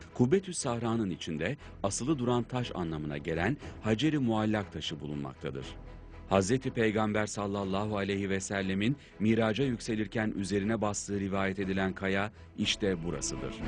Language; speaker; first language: Turkish; native; Turkish